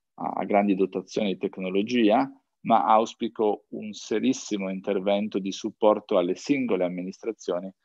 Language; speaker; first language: Italian; native; Italian